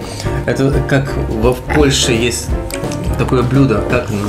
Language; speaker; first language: Russian; native; Russian